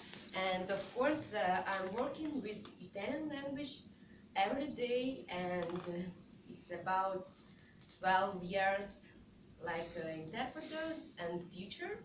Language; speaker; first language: English; non-native, fluent; Russian